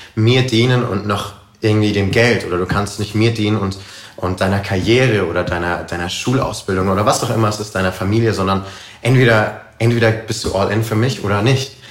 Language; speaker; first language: German; native; German